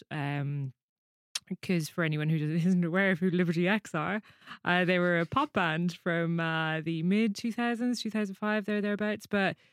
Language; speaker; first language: English; native; English